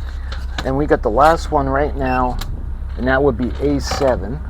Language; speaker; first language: English; native; English